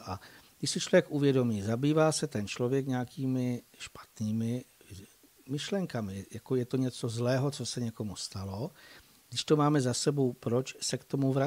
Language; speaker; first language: Czech; native; Czech